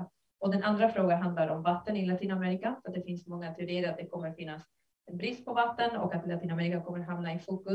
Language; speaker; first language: Swedish; non-native, fluent; Spanish